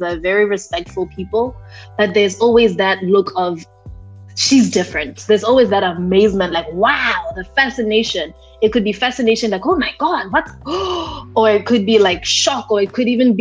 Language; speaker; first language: English; non-native, local second language; Tswana